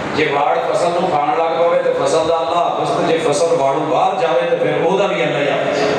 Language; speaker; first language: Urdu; non-native, local second language; Punjabi